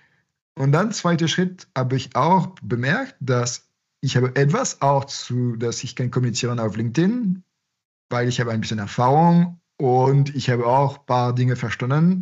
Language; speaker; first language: German; non-native, fluent; French